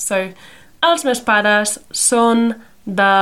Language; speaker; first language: Catalan; non-native, fluent; English